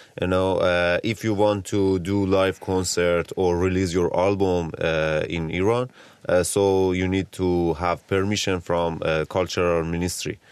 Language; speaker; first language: English; non-native, learner; Persian